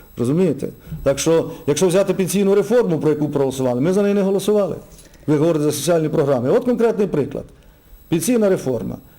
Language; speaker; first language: Ukrainian; native; Ukrainian